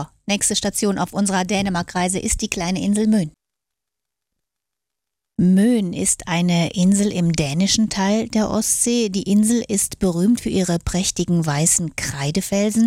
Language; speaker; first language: German; native; German